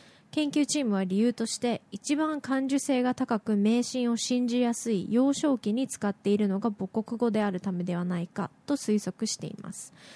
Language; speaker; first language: Japanese; native; Japanese